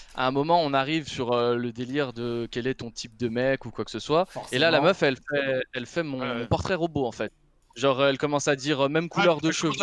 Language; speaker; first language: French; native; French